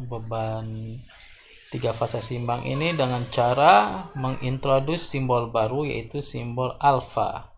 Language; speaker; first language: Indonesian; native; Indonesian